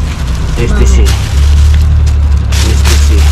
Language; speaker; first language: Spanish; non-native, learner; Filipino